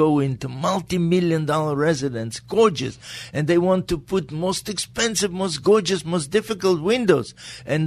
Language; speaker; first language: English; non-native, fluent; Latvian